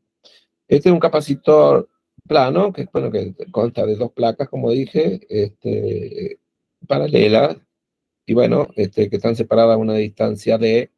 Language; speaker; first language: Spanish; native; Spanish